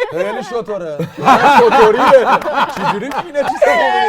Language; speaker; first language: Persian; native; Persian